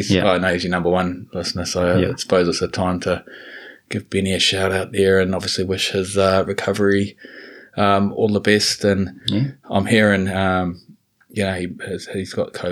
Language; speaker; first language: English; native; English